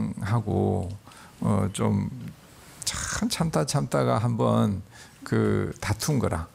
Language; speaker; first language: Korean; native; Korean